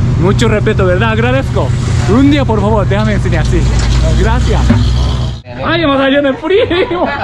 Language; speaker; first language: Spanish; non-native, learner; Japanese